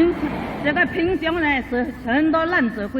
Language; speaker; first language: Chinese; native; Chinese